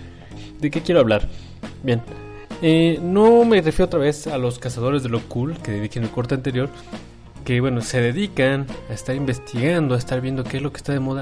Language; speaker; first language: Spanish; native; Spanish